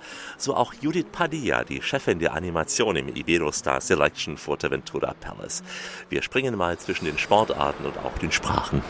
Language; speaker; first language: German; native; German